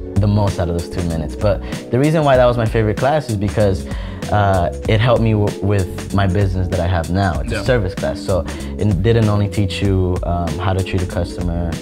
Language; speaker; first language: English; early bilingual, other home language; Spanish